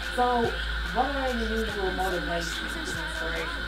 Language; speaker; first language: English; native; English